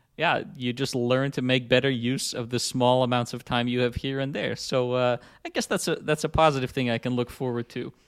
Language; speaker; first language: English; non-native, fluent; Dutch